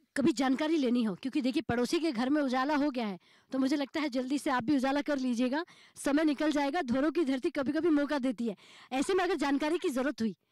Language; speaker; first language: Hindi; native; Hindi